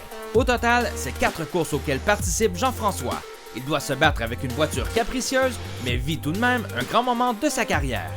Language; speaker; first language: French; native; French